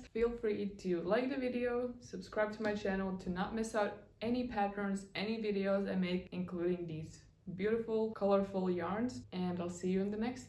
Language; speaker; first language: English; non-native, fluent; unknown